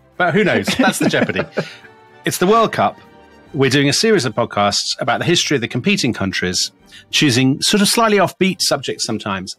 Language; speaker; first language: English; native; English